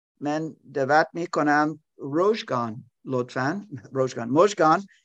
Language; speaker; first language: Persian; non-native, learner; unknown